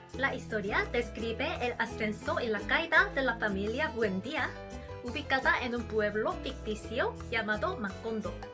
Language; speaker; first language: Spanish; non-native, learner; Korean